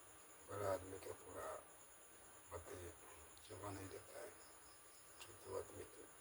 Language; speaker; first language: Hindi; non-native, local second language; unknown